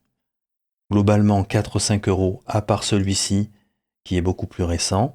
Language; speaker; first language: French; native; French